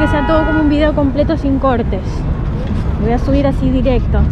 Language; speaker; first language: Spanish; native; Spanish